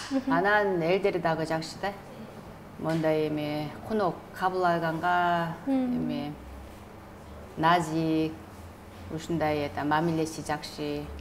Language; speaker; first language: Kyrgyz; non-native, learner; Korean